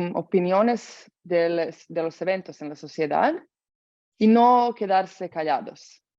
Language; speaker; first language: Spanish; non-native, fluent; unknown